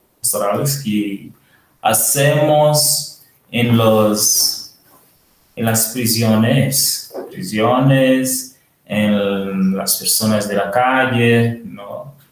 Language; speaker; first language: Spanish; non-native, learner; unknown